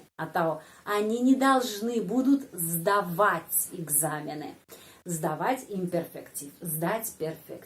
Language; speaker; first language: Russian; non-native, fluent; Indonesian